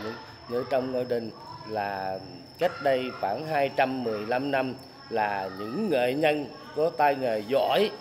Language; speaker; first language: Vietnamese; native; Vietnamese